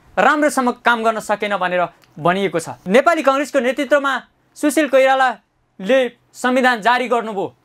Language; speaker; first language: Nepali; native; Nepali